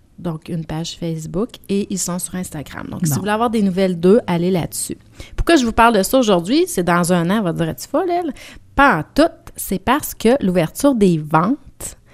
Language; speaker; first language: French; native; French